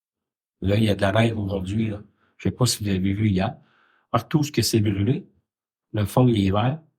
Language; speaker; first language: French; native; French